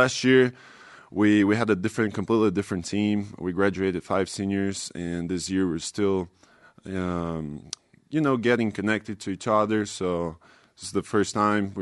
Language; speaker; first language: English; non-native, fluent; Portuguese